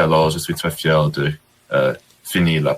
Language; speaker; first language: French; non-native, learner; English